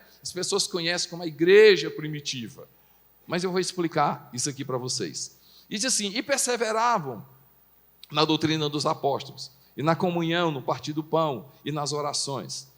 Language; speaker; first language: Portuguese; native; Portuguese